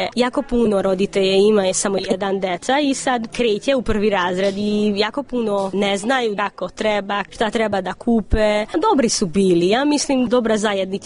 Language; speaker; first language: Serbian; non-native, local second language; Hungarian